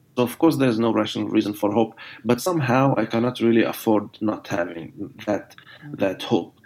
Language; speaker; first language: English; non-native, fluent; Arabic